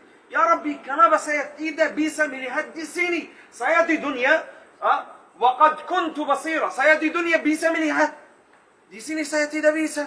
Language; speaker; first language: Indonesian; non-native, learner; Arabic